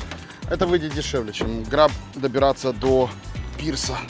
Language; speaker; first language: Russian; native; Russian